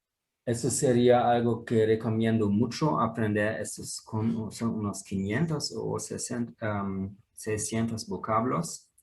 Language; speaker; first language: Spanish; non-native, fluent; German